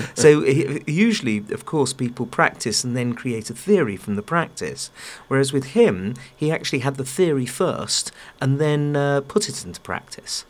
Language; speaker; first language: English; native; English